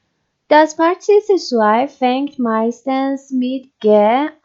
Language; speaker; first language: German; non-native, learner; Persian